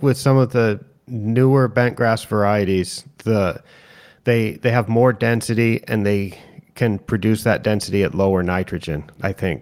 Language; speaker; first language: English; native; English